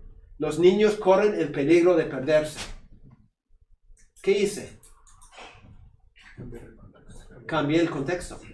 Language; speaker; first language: Spanish; non-native, fluent; English